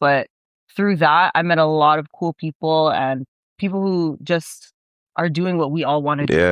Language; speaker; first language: English; native; English